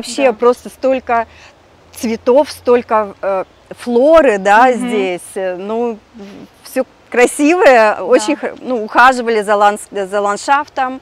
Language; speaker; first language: Russian; native; Russian